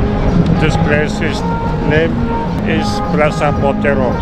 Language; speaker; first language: English; non-native, learner; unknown